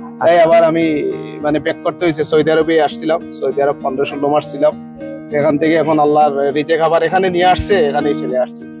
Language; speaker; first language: Bangla; native; Bangla